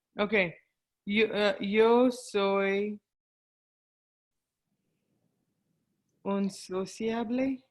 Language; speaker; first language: Spanish; non-native, learner; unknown